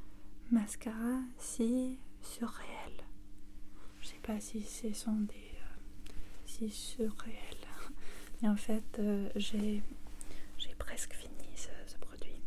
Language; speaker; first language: French; non-native, learner; English